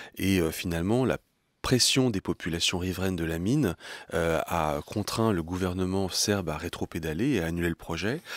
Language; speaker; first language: French; native; French